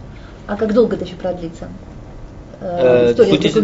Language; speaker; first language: Russian; native; Russian